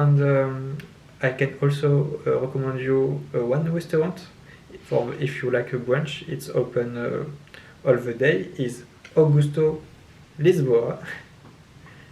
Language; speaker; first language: English; non-native, learner; French